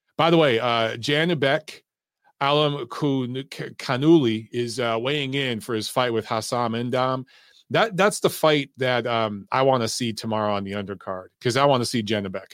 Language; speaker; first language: English; early bilingual, other home language; Italian